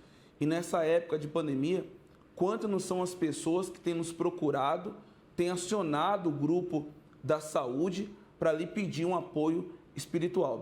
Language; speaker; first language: Portuguese; native; Portuguese